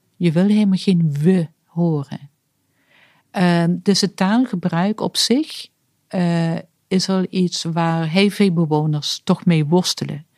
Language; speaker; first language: Dutch; native; Dutch